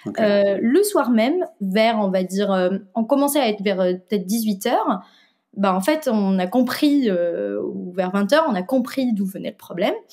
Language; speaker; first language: French; non-native, local second language; Arabic